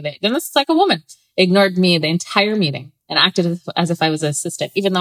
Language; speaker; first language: English; native; English